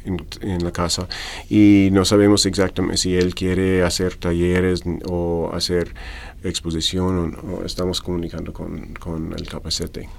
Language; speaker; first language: Spanish; non-native, fluent; English